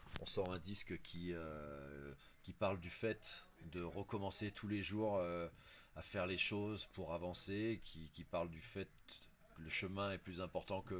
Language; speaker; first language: French; native; French